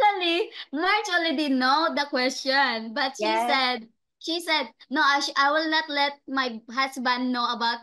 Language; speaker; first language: English; non-native, learner; Cebuano